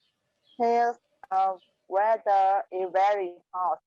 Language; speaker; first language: English; non-native, learner; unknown